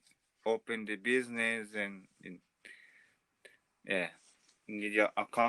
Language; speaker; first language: English; non-native, learner; Portuguese